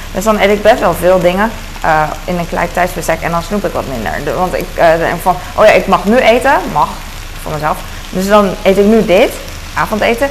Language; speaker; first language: Dutch; early bilingual, other home language; Cantonese